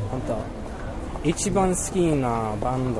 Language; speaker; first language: Japanese; non-native, learner; English